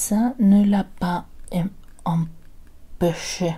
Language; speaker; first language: French; non-native, learner; Spanish